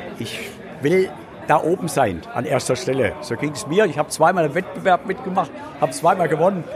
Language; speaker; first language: German; native; German